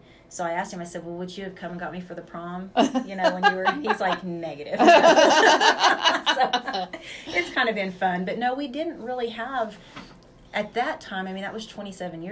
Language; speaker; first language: English; native; English